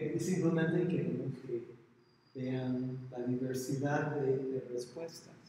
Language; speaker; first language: Spanish; non-native, fluent; English